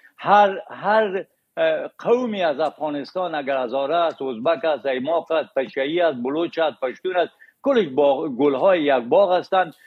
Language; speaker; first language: Persian; native; Persian